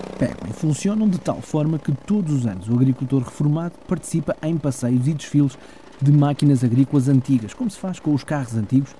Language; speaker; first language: Portuguese; early bilingual, heritage; Portuguese